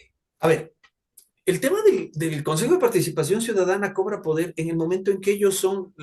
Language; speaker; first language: Spanish; native; Spanish